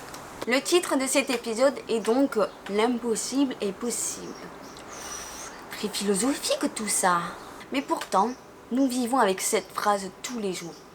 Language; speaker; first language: French; native; French